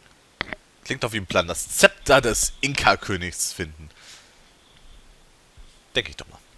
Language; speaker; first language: German; native; German